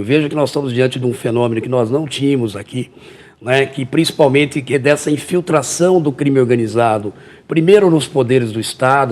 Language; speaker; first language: Portuguese; native; Portuguese